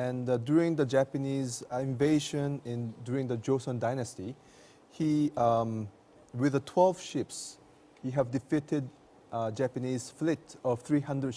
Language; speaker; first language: English; non-native, fluent; Korean